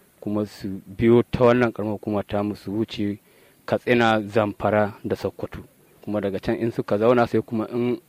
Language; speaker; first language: Hausa; native; Hausa